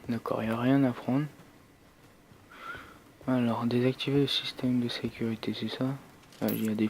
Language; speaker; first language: French; native; French